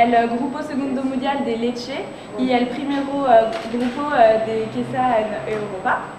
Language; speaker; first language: Spanish; non-native, learner; French